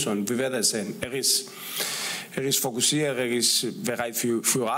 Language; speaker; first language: German; non-native, learner; Spanish